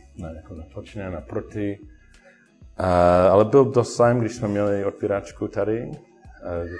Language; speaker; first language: Czech; non-native, learner; English